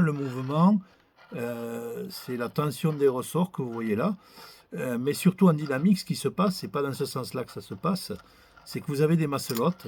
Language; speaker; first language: French; native; French